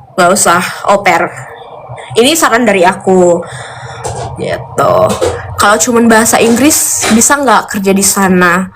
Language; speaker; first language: Indonesian; native; Indonesian